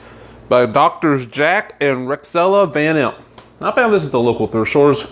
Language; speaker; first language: English; native; English